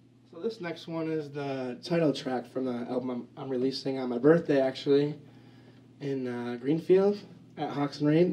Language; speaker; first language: English; native; English